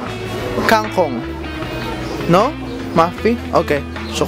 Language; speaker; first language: English; non-native, local second language; Filipino